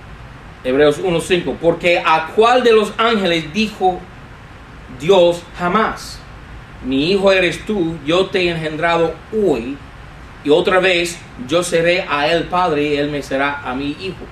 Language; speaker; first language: Spanish; non-native, fluent; English